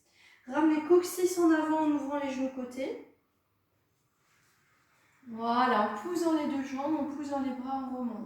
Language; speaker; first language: French; native; French